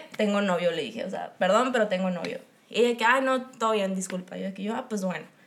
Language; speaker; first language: Spanish; native; Spanish